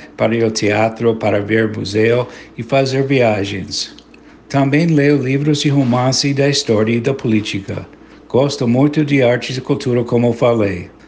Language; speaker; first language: Portuguese; non-native, fluent; English